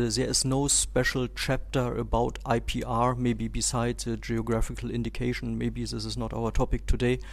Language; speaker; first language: English; non-native, fluent; German